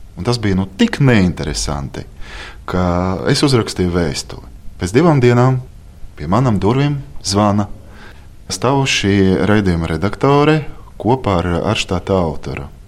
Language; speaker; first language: Latvian; non-native, local second language; Russian